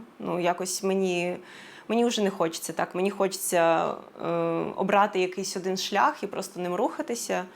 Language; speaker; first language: Ukrainian; native; Ukrainian